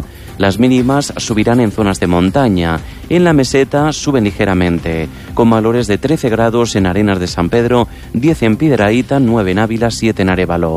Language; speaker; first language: Spanish; native; Spanish